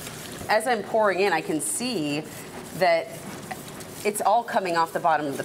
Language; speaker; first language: English; native; English